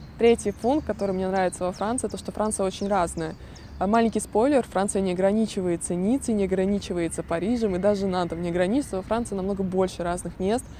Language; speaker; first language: Russian; native; Russian